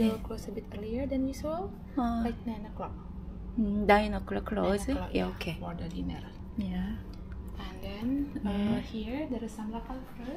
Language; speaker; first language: English; non-native, learner; Indonesian